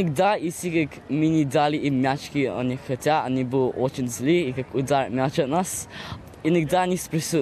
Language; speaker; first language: Russian; early bilingual, heritage; Russian